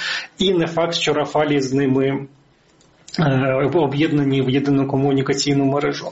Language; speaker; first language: Ukrainian; native; Ukrainian